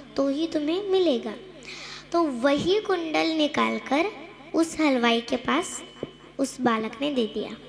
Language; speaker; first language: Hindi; non-native, local second language; Marathi